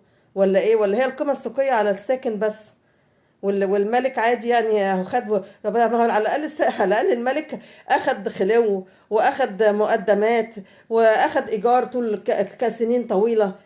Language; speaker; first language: Arabic; native; Arabic